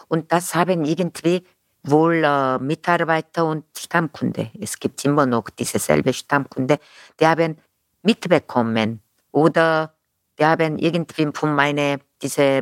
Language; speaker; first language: German; non-native, fluent; Korean